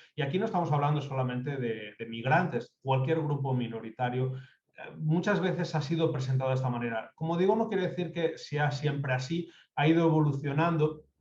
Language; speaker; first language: Spanish; native; Spanish